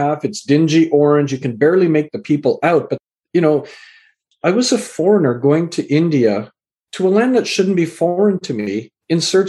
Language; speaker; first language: English; native; English